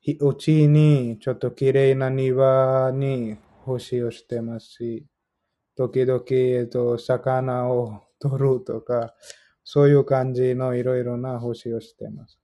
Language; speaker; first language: Japanese; non-native, learner; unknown